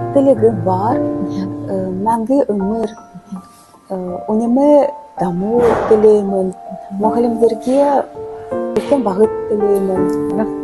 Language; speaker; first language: Kazakh; non-native, learner; Russian